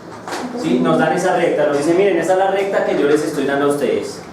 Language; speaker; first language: Spanish; native; Spanish